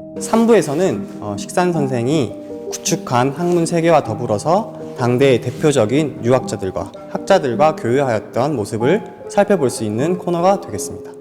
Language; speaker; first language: Korean; native; Korean